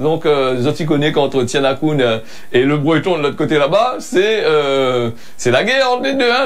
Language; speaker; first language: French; non-native, local second language; Réunion Creole French